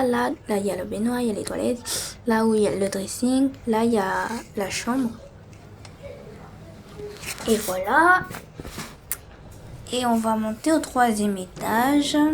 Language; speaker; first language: French; native; French